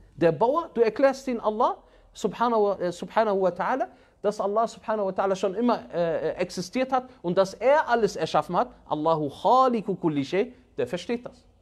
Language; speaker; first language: German; early bilingual, other home language; Arabic